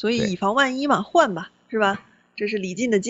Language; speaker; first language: Chinese; native; Chinese